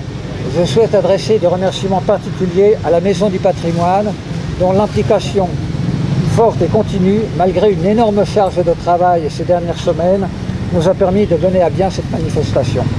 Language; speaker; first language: French; native; French